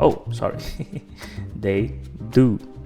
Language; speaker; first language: English; non-native, fluent; Portuguese